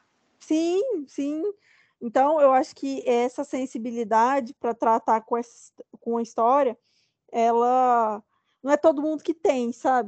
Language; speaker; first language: Portuguese; native; Portuguese